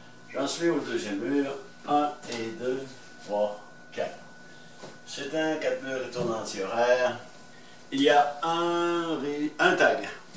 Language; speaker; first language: French; native; French